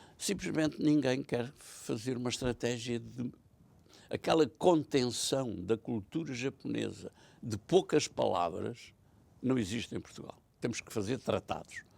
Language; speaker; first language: Portuguese; native; Portuguese